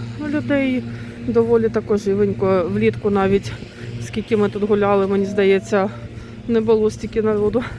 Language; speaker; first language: Ukrainian; non-native, local second language; Russian